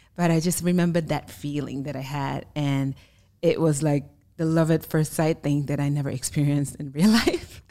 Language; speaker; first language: English; non-native, fluent; German